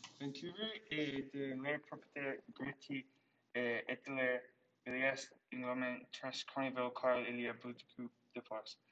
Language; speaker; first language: French; non-native, learner; English